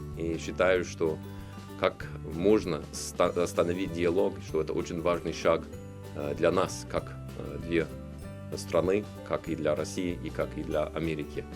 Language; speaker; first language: Russian; non-native, fluent; English